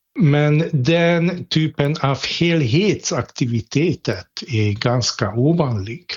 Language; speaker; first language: Swedish; non-native, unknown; Hungarian